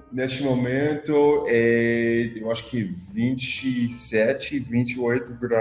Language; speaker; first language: Portuguese; non-native, fluent; English